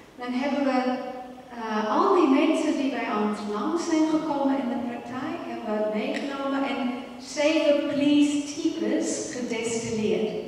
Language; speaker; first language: Dutch; non-native, fluent; English